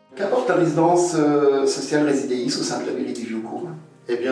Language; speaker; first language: French; native; French